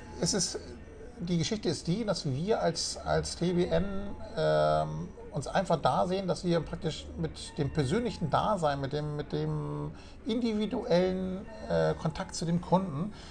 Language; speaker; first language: German; native; German